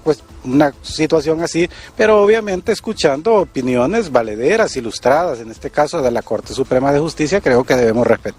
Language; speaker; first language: Spanish; native; Spanish